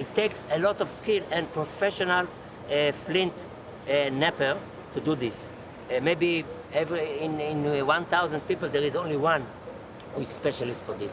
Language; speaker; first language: English; non-native, fluent; Hebrew